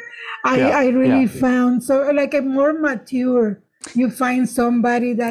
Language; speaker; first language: English; non-native, fluent; Spanish